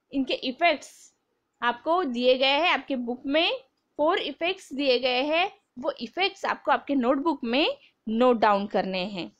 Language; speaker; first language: Hindi; non-native, local second language; Marathi